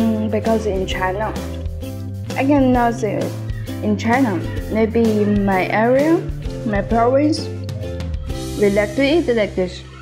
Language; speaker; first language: English; non-native, learner; Chinese